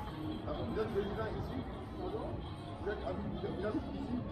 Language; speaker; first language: French; non-native, learner; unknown